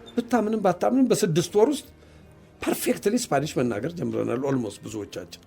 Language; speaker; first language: Amharic; native; Amharic